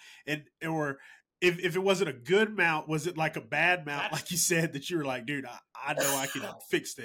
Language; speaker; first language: English; native; English